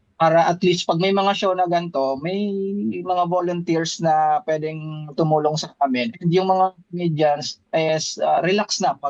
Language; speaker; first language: Filipino; non-native, local second language; Bikol